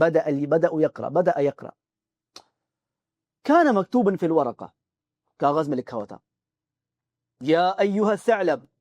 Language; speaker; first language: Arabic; non-native, fluent; Urdu